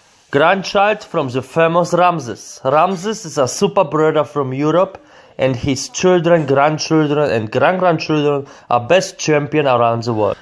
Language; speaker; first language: English; non-native, learner; Polish